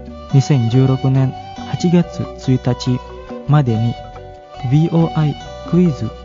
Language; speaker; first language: Japanese; non-native, fluent; Indonesian